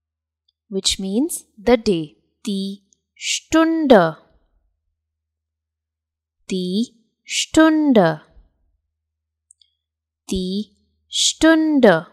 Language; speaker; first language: German; non-native, fluent; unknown